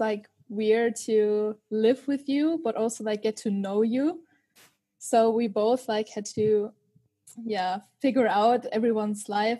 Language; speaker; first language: English; non-native, fluent; German